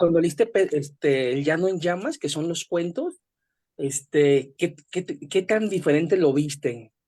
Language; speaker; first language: Spanish; native; Spanish